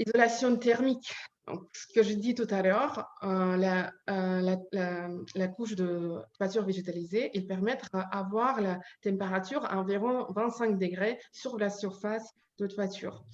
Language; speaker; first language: French; non-native, learner; Ukrainian